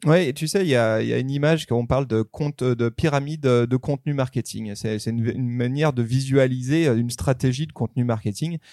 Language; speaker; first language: French; native; French